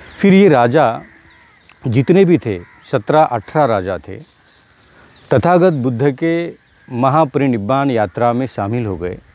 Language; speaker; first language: Hindi; non-native, local second language; Marathi